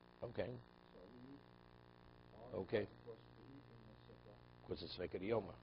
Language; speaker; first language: English; native; English